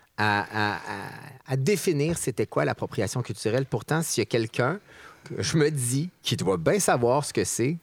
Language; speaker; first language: French; native; French